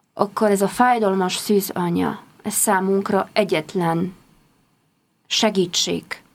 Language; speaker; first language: Hungarian; non-native, fluent; Polish